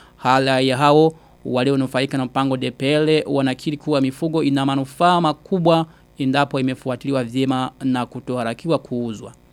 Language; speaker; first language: Swahili; non-native, local second language; Rundi